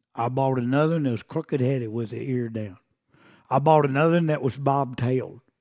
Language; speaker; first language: English; native; English